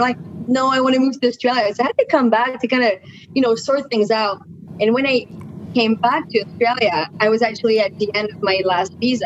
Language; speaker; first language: English; non-native, fluent; French